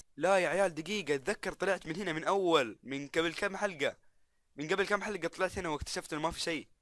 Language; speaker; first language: Arabic; native; Arabic